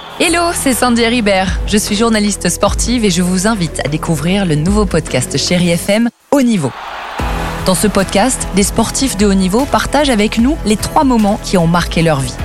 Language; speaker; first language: French; native; French